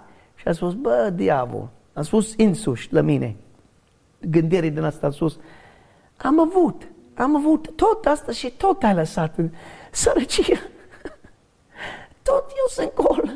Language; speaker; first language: Romanian; non-native, learner; English